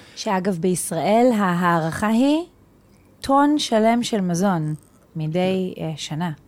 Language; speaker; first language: Hebrew; native; Hebrew